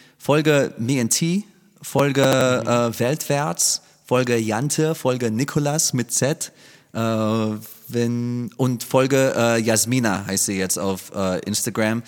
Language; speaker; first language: German; non-native, fluent; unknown